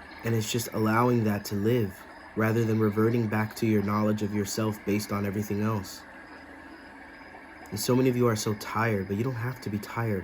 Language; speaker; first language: English; native; English